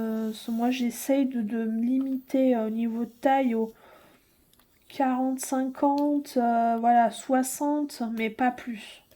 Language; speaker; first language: French; native; French